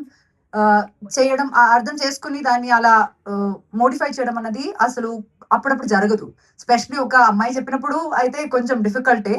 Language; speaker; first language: Telugu; non-native, fluent; Malayalam